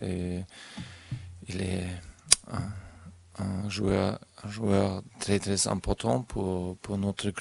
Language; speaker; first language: French; non-native, fluent; German